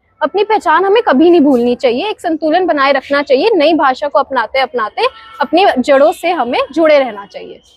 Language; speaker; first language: Hindi; native; Hindi